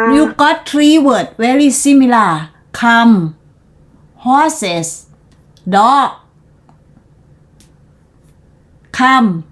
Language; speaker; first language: English; non-native, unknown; Thai